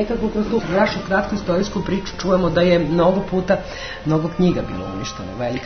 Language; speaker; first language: Serbian; native; Serbian